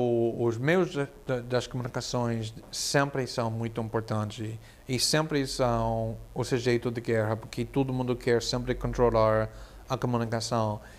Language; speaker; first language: Portuguese; non-native, fluent; English